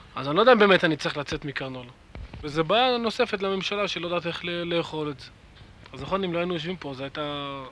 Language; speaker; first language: Hebrew; native; Hebrew